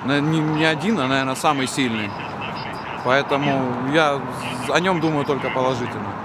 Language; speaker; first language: Russian; native; Russian